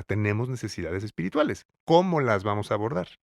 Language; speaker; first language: Spanish; native; Spanish